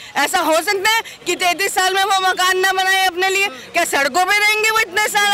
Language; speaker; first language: Hindi; native; Hindi